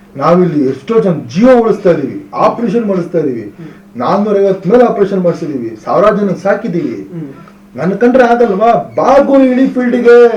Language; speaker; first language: Kannada; native; Kannada